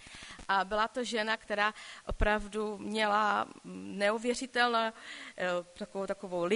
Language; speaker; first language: Czech; non-native, local second language; Polish